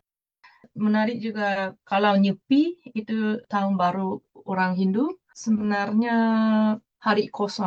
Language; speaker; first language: Indonesian; non-native, fluent; Japanese